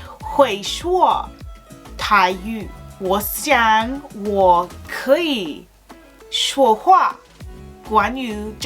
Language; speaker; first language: Chinese; non-native, learner; English